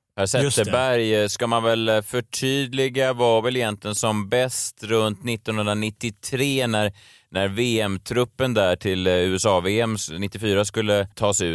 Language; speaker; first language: Swedish; native; Swedish